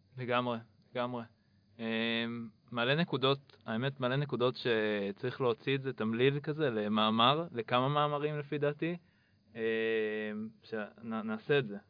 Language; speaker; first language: Hebrew; native; Hebrew